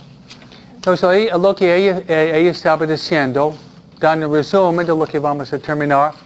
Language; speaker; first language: Spanish; non-native, fluent; English